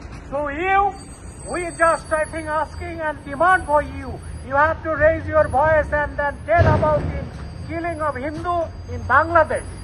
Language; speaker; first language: English; non-native, local second language; Bangla